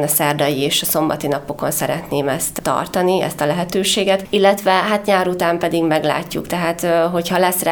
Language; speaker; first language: Hungarian; native; Hungarian